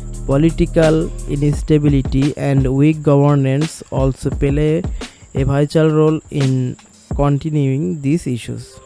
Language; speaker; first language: English; non-native, local second language; Bangla